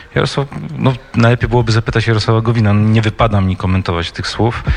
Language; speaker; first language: Polish; native; Polish